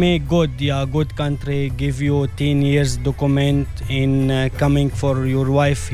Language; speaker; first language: English; non-native, learner; Arabic